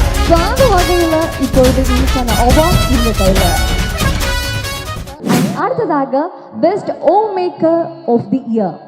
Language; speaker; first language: Tamil; native; Tamil